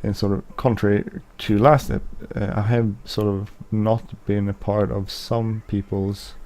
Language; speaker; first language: English; non-native, fluent; Swedish